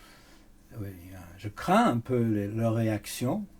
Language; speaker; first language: French; non-native, fluent; English